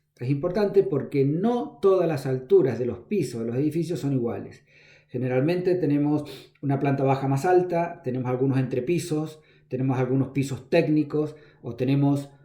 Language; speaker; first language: Spanish; native; Spanish